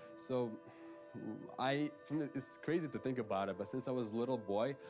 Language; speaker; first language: English; early bilingual, other home language; Ukrainian